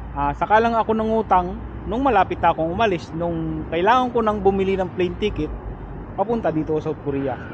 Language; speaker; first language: Filipino; non-native, local second language; Bikol